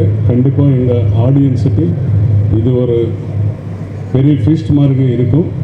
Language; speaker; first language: Tamil; non-native, learner; Telugu